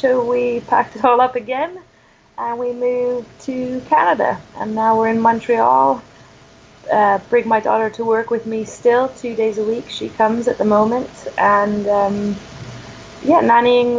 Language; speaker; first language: English; native; English